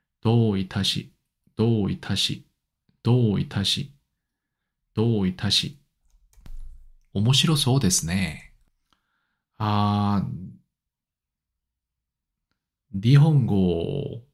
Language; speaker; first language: Japanese; non-native, learner; Korean